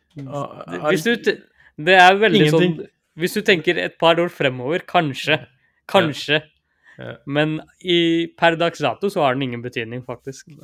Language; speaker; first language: Norwegian; early bilingual, other home language; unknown